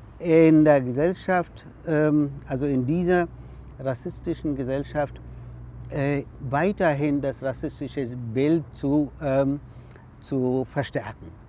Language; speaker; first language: German; non-native, fluent; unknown